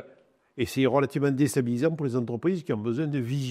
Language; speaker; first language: French; native; French